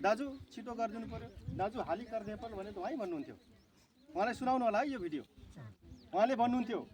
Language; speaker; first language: Nepali; non-native, local second language; Dangaura Tharu